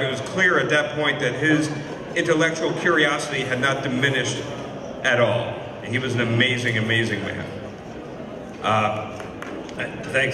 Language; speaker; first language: English; native; English